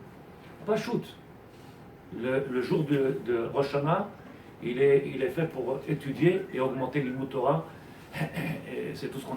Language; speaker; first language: French; native; French